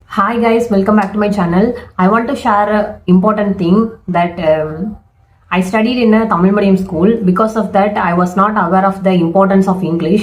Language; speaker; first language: English; non-native, learner; Tamil